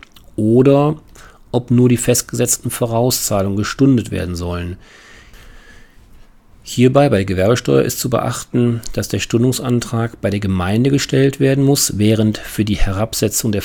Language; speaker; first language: German; native; German